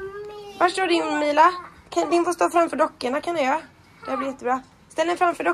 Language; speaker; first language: Swedish; native; Swedish